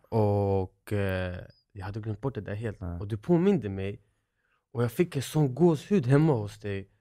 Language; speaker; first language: Swedish; early bilingual, other home language; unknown